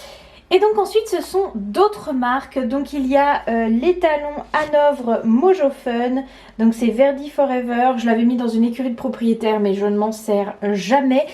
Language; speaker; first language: French; native; French